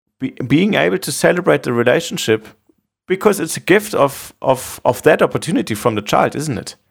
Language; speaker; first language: English; non-native, fluent; German